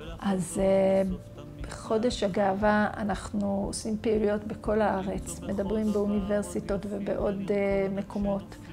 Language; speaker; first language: Hebrew; native; Hebrew